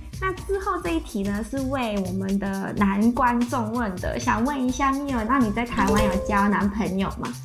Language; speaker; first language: Chinese; non-native, local second language; Cantonese